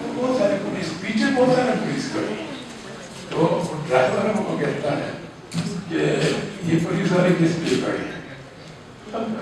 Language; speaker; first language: Urdu; non-native, local second language; Baluchi